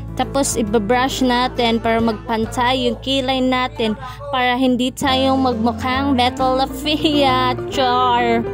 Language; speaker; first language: Filipino; non-native, local second language; Cebuano